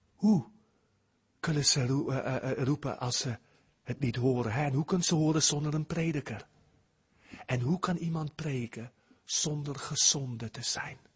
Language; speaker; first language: Dutch; early bilingual, heritage; Dutch